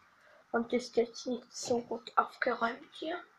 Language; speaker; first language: German; early bilingual, other home language; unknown